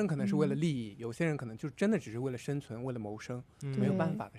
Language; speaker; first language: Chinese; native; Chinese